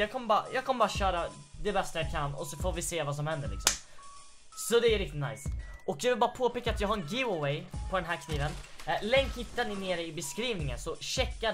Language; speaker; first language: Swedish; native; Swedish